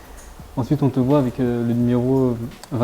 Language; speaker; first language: French; native; French